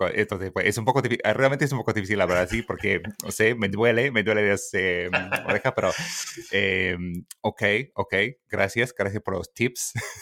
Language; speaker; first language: Spanish; non-native, fluent; English